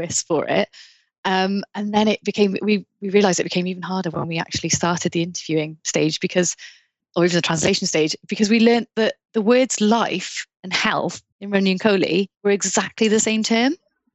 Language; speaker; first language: English; native; English